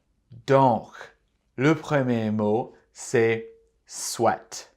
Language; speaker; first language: French; non-native, fluent; English